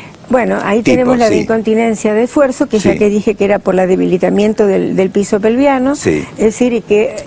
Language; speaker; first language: Spanish; native; Spanish